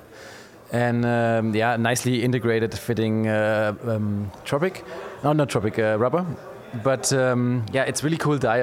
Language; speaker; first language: English; non-native, fluent; German